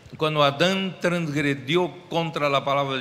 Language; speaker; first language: Spanish; non-native, fluent; Portuguese